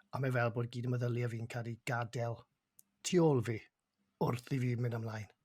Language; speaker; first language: Welsh; native; Welsh